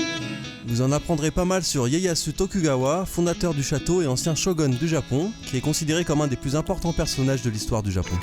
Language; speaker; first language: French; native; French